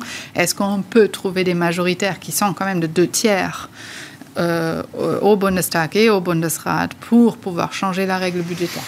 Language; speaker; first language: French; native; French